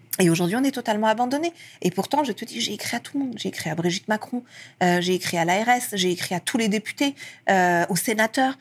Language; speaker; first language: French; early bilingual, other home language; Persian